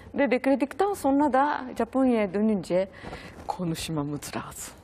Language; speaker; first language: Turkish; non-native, fluent; Japanese